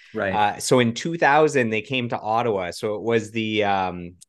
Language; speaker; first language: English; native; English